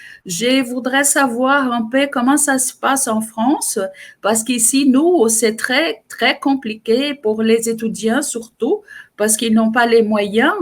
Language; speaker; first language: French; non-native, fluent; Portuguese